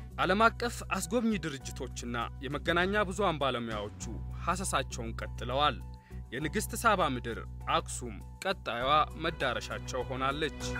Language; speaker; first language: Amharic; native; Amharic